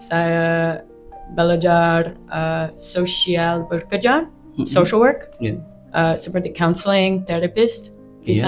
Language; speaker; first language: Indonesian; non-native, learner; English